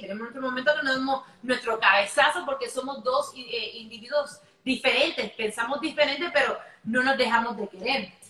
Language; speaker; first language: Spanish; early bilingual, heritage; Spanish